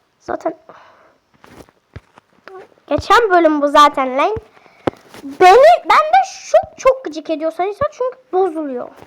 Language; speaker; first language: Turkish; native; Turkish